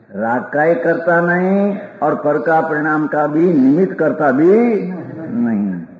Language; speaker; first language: Hindi; non-native, local second language; Gujarati